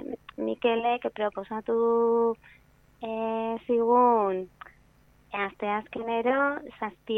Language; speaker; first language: Basque; non-native, learner; Spanish